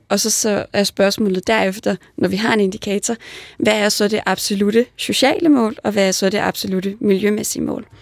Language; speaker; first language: Danish; native; Danish